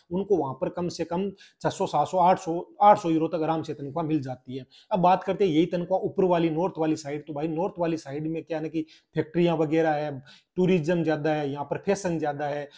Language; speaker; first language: Hindi; native; Hindi